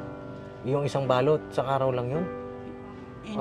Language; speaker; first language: Filipino; native; Filipino